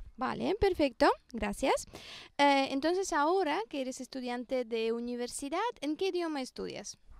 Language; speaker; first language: Spanish; native; Spanish